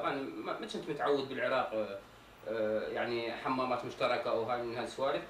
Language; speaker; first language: Arabic; native; Arabic